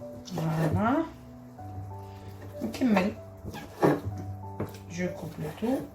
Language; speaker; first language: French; non-native, local second language; Arabic